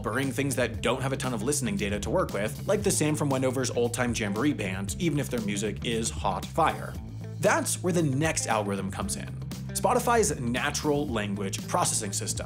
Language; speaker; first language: English; native; English